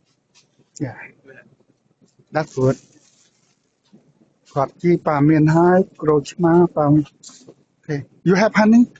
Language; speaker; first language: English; non-native, learner; Khmer